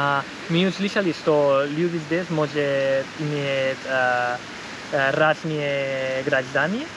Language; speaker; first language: Russian; non-native, learner; Spanish